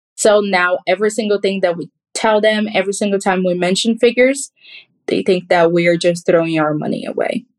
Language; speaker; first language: English; non-native, fluent; Portuguese